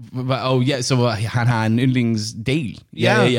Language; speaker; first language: Danish; non-native, learner; English